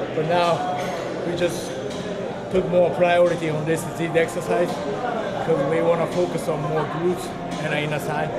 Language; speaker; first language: English; non-native, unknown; Japanese